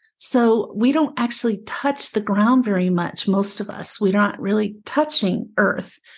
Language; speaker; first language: English; native; English